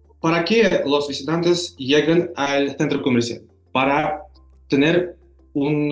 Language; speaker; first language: Spanish; non-native, learner; Russian